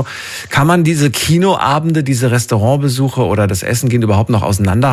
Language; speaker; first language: German; native; German